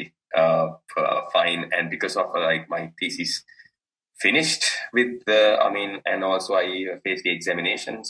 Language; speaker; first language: English; non-native, local second language; Sinhala